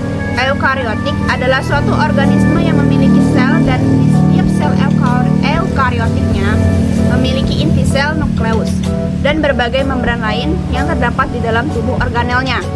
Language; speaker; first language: Indonesian; native; Indonesian